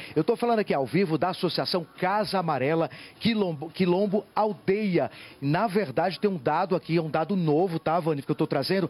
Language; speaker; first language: Portuguese; native; Portuguese